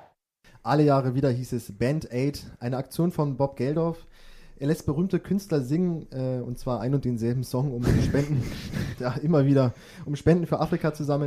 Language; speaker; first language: German; native; German